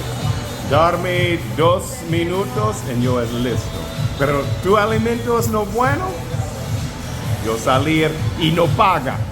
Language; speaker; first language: Spanish; non-native, learner; English